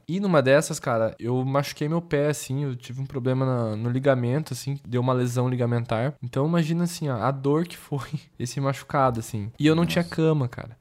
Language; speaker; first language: Portuguese; native; Portuguese